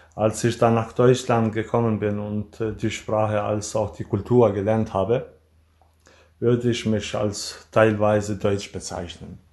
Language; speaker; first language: German; early bilingual, other home language; Albanian